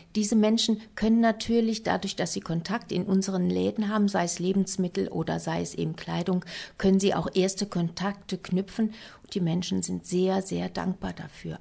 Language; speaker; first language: German; native; German